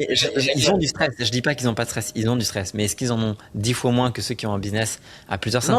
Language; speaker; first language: French; native; French